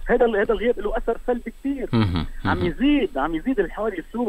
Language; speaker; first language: Arabic; native; Arabic